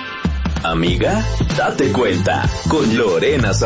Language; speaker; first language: Spanish; native; Spanish